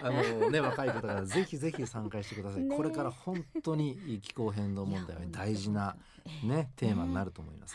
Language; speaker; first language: Japanese; native; Japanese